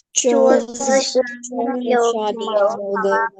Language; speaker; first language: Chinese; non-native, learner; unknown